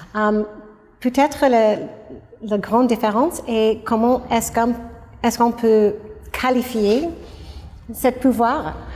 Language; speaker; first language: French; non-native, fluent; English